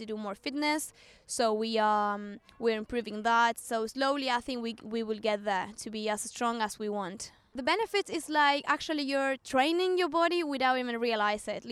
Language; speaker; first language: English; non-native, fluent; Spanish